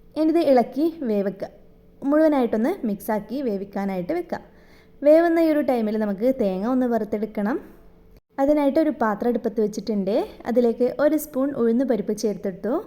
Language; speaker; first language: Malayalam; native; Malayalam